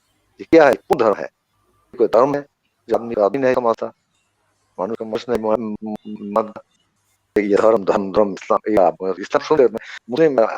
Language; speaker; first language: Hindi; non-native, learner; Bangla